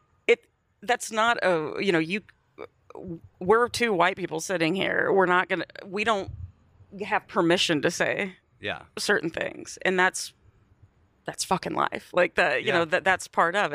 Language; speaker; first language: English; native; English